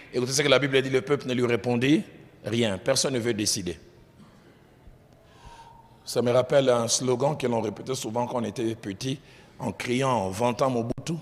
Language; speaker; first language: French; non-native, local second language; Lingala